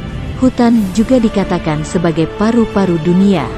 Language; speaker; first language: Indonesian; native; Indonesian